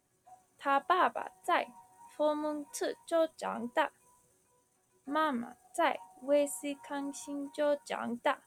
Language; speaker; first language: Chinese; non-native, learner; English